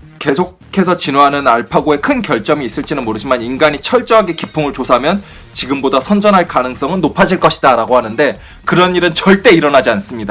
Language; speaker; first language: Korean; native; Korean